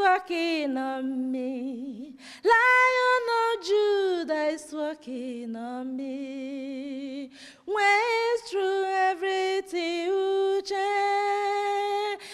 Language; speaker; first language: Italian; non-native, learner; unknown